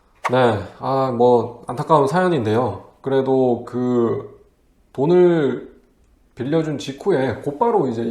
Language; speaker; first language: Korean; native; Korean